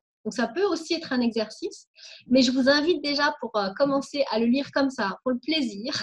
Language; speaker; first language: French; native; French